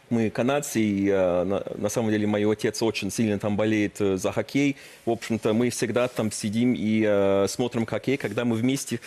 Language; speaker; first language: Russian; early bilingual, heritage; Russian